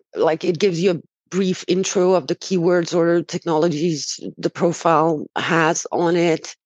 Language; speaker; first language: English; non-native, fluent; Romanian